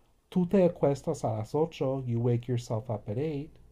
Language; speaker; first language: Spanish; non-native, fluent; English